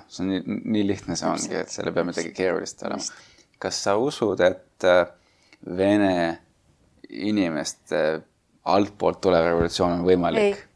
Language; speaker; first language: Estonian; native; Estonian